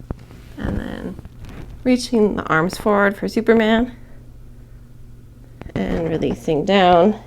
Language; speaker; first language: English; native; English